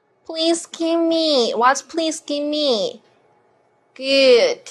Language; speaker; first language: English; non-native, fluent; Korean